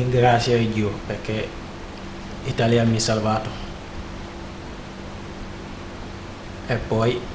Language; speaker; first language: Italian; non-native, learner; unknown